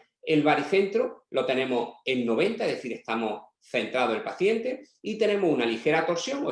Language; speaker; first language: Spanish; native; Spanish